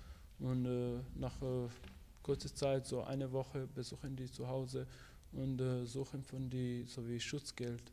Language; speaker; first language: German; non-native, fluent; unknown